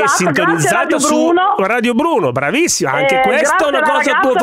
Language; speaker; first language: Italian; native; Italian